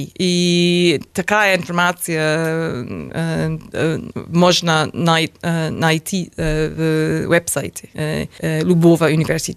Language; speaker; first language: Russian; non-native, learner; English